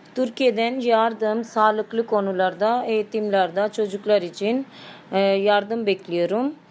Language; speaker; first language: Turkish; non-native, learner; Urdu